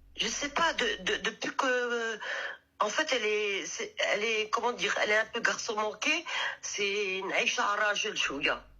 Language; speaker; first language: French; early bilingual, other home language; Arabic